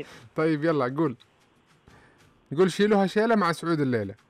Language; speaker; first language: Arabic; native; Arabic